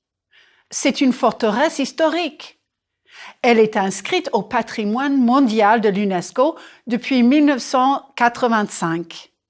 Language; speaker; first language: French; non-native, fluent; English